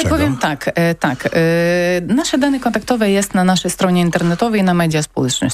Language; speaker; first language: Polish; non-native, learner; Ukrainian